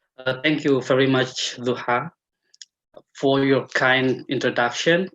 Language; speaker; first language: English; non-native, fluent; Indonesian